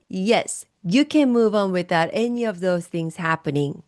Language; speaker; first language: English; non-native, fluent; Korean